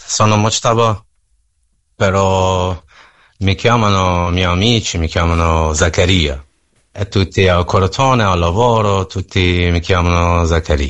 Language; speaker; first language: Italian; non-native, learner; Persian